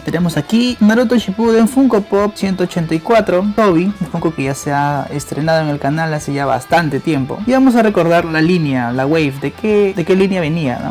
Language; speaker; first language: Spanish; native; Spanish